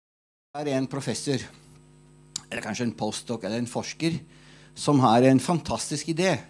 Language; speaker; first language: Norwegian; non-native, fluent; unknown